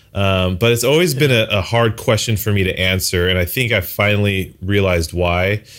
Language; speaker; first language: English; native; English